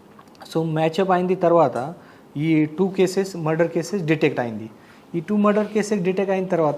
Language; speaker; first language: Telugu; non-native, fluent; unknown